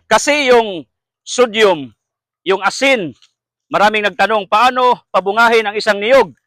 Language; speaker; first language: Filipino; non-native, local second language; Cebuano